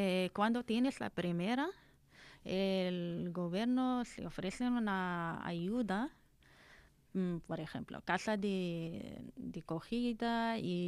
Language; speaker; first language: Spanish; non-native, learner; Arabic